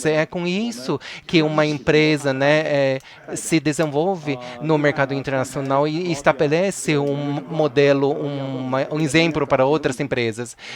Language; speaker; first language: Portuguese; non-native, fluent; Chinese